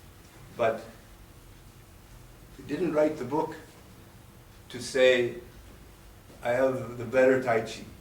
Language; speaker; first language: English; non-native, learner; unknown